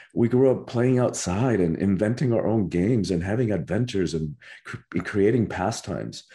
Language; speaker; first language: English; early bilingual, other home language; Spanish